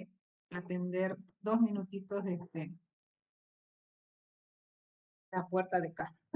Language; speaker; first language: Spanish; native; Spanish